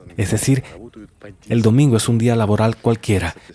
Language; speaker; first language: Spanish; non-native, fluent; Russian